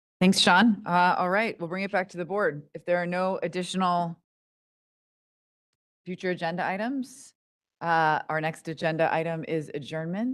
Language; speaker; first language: English; native; English